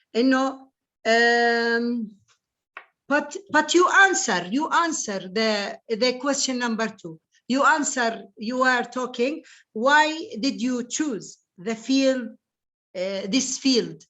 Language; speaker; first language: English; non-native, learner; Arabic